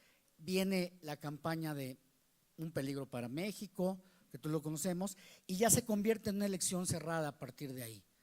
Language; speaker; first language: Spanish; native; Spanish